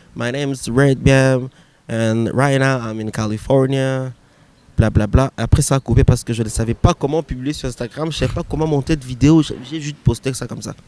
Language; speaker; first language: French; non-native, local second language; Swahili